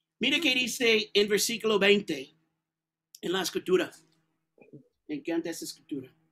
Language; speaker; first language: Spanish; non-native, learner; English